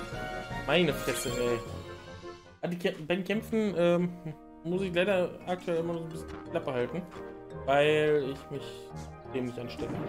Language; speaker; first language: German; native; German